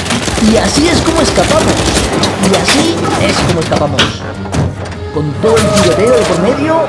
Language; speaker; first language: Spanish; native; Spanish